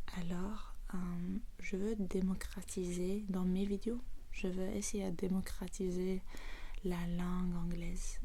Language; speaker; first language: French; non-native, fluent; English